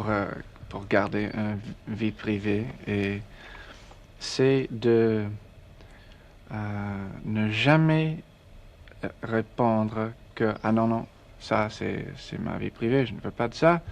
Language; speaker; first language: French; non-native, learner; English